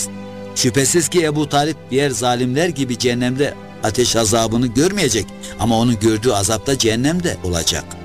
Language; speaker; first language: Turkish; native; Turkish